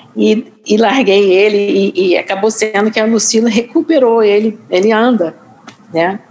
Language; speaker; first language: Portuguese; non-native, fluent; English